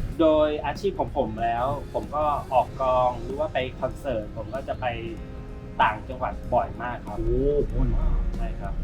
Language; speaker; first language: Thai; native; Thai